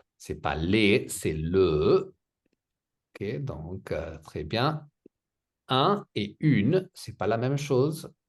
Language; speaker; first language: French; native; French